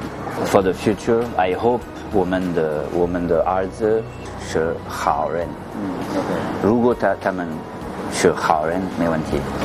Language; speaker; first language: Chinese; non-native, learner; French